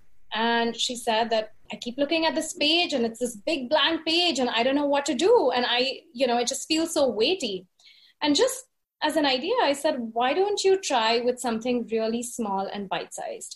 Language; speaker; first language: English; non-native, local second language; Hindi